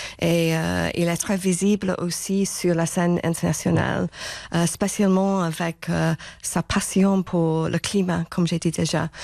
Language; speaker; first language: French; non-native, fluent; English